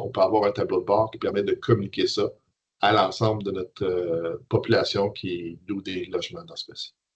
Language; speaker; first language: French; native; French